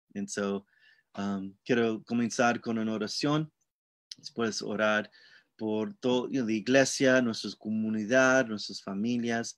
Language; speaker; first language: Spanish; non-native, learner; English